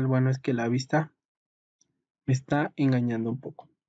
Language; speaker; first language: Spanish; native; Spanish